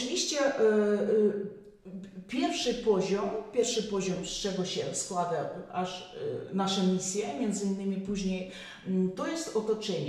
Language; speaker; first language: Polish; non-native, fluent; Russian